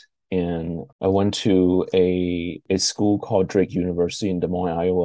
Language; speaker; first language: English; non-native, local second language; Chinese